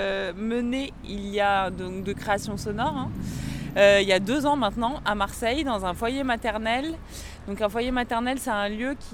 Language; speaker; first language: French; native; French